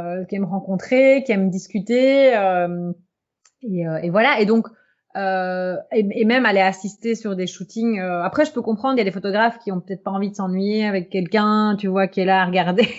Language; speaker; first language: French; native; French